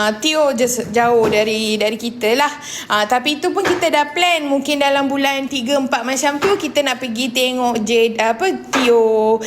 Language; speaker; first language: Malay; non-native, local second language; Tamil